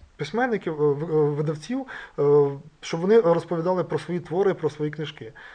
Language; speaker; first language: Ukrainian; native; Ukrainian